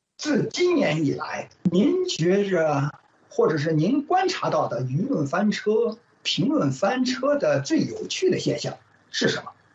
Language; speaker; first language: Chinese; native; Chinese